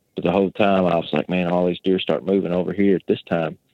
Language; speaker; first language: English; native; English